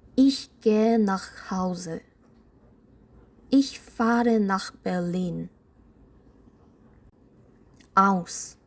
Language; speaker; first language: German; non-native, fluent; Korean